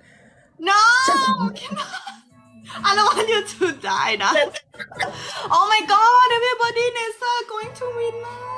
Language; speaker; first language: English; non-native, learner; Thai